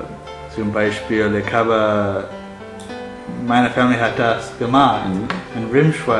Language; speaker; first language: German; non-native, learner; English